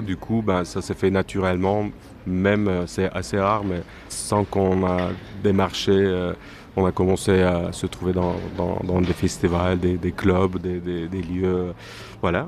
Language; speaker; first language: French; non-native, fluent; Turkish